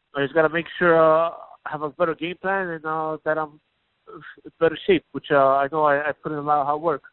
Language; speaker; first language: English; native; English